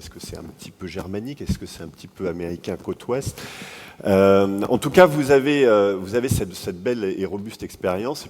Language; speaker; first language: French; native; French